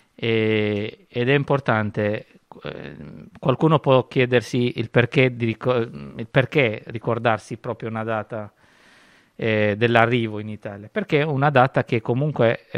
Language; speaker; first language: Italian; non-native, fluent; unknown